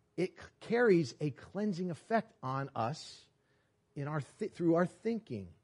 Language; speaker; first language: English; native; English